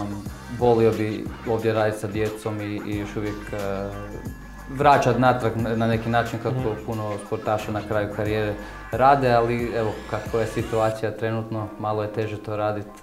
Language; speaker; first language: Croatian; early bilingual, heritage; Croatian